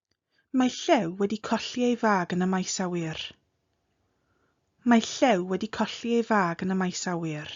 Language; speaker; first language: Welsh; non-native, fluent; English